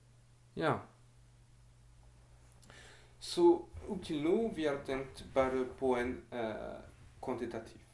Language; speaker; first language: Norwegian; non-native, learner; French